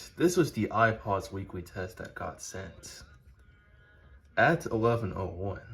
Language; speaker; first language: English; native; English